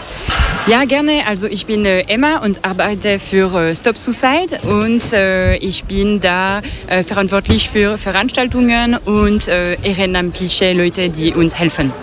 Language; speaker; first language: German; non-native, local second language; French